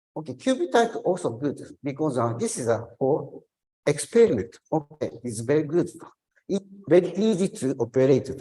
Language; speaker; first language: English; non-native, learner; Japanese